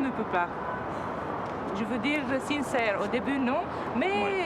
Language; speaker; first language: French; non-native, learner; Romanian